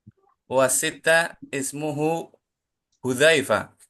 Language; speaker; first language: Arabic; non-native, learner; Indonesian